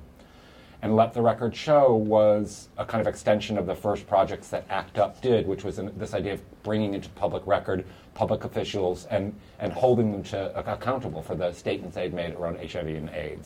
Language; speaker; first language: English; native; English